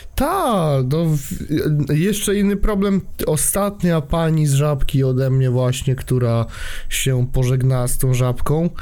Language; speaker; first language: Polish; native; Polish